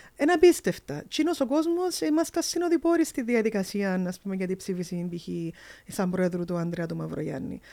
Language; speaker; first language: Greek; early bilingual, heritage; Greek